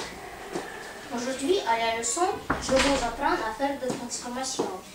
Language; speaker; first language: French; non-native, learner; Russian